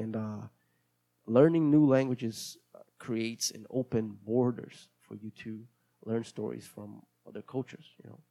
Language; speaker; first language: English; non-native, fluent; Portuguese